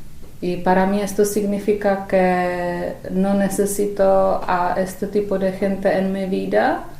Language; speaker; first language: Spanish; non-native, fluent; Czech